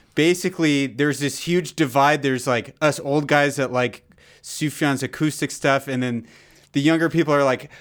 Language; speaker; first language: English; native; English